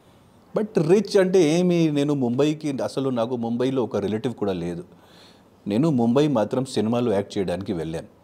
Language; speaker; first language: Telugu; non-native, fluent; Hindi